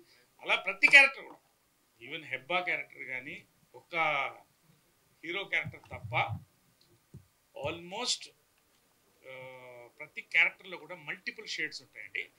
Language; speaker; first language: Telugu; native; Telugu